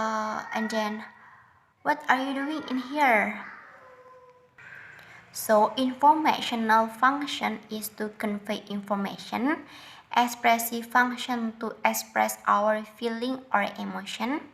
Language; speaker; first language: English; non-native, learner; Indonesian